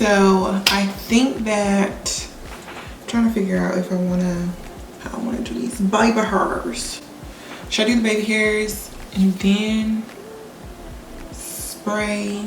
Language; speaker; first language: English; native; English